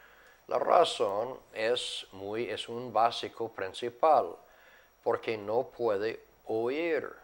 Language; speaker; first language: Spanish; non-native, fluent; English